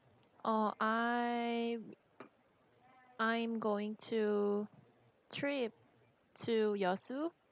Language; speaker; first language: English; non-native, learner; Korean